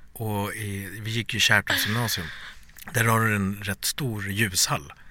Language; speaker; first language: Swedish; early bilingual, other home language; Bangla